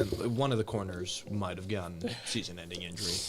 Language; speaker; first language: English; native; English